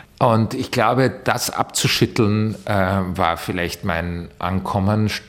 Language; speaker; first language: German; early bilingual, heritage; German